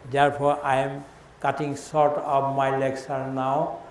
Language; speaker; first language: English; non-native, local second language; Assamese